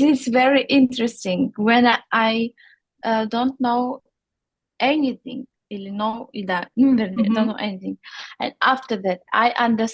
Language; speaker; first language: English; non-native, learner; Russian